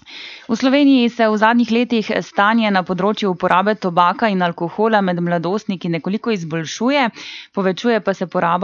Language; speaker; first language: Slovenian; native; Slovenian